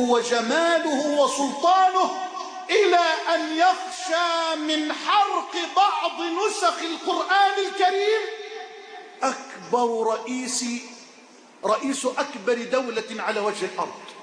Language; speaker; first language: Arabic; native; Arabic